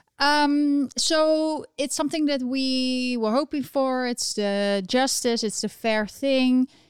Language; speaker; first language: English; non-native, fluent; Dutch